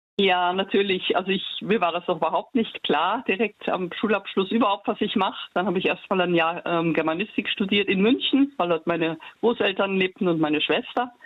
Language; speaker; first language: German; early bilingual, heritage; German